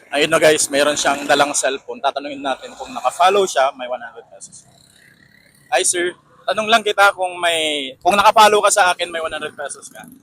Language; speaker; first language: Filipino; non-native, local second language; Pangasinan